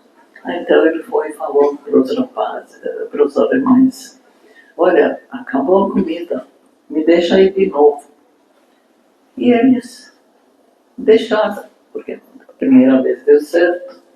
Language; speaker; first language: Portuguese; non-native, fluent; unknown